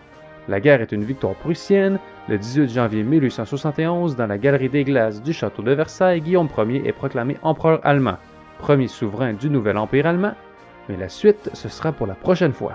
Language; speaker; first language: French; native; French